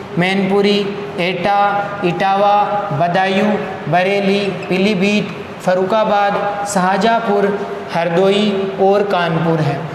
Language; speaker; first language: Hindi; native; Hindi